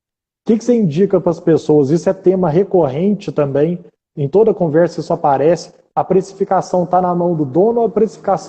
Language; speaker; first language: Portuguese; native; Portuguese